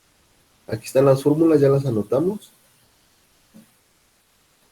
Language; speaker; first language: Spanish; native; Spanish